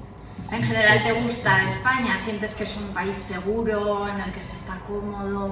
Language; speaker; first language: Spanish; native; Spanish